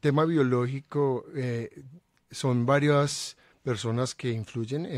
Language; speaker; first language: Spanish; native; Spanish